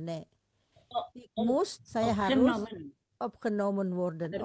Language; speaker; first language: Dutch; non-native, learner; Indonesian